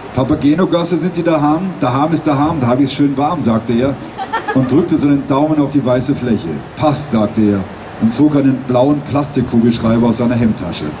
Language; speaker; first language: German; native; German